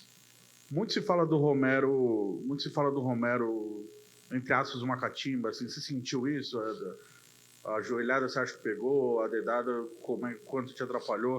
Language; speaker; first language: Portuguese; native; Portuguese